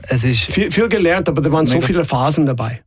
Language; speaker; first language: German; non-native, fluent; English